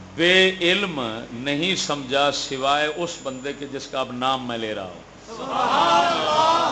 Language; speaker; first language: Urdu; non-native, local second language; Punjabi